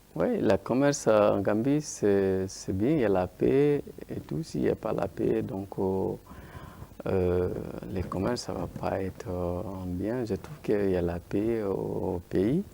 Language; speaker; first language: French; non-native, learner; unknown